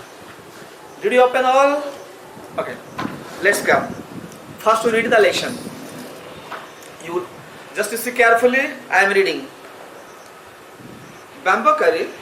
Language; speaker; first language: English; non-native, local second language; Odia